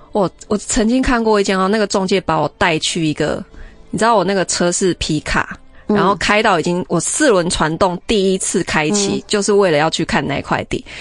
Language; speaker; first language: Chinese; native; Chinese